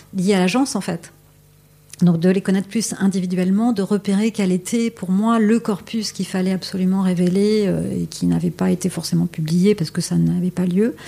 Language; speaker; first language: French; native; French